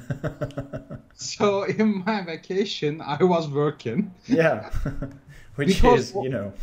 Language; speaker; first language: English; non-native, fluent; Turkish